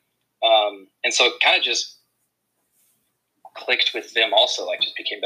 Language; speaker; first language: English; native; English